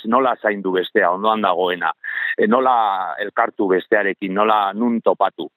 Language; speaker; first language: Basque; non-native, local second language; Spanish